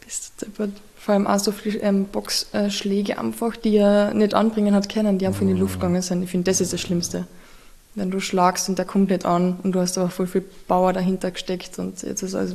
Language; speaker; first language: German; native; German